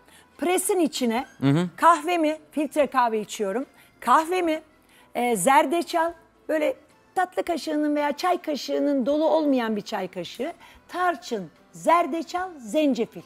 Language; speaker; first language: Turkish; native; Turkish